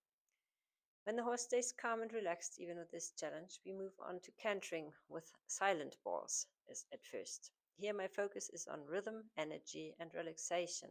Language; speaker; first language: English; non-native, fluent; German